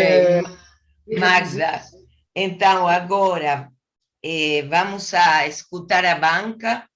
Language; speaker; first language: Portuguese; non-native, learner; Spanish